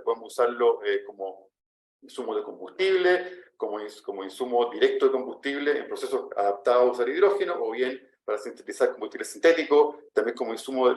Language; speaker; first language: Spanish; native; Spanish